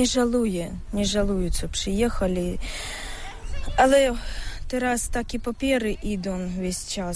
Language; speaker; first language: Ukrainian; non-native, local second language; Russian